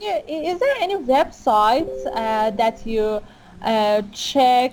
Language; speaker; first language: English; non-native, fluent; Persian